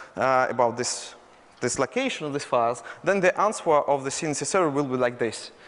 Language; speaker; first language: English; non-native, fluent; Russian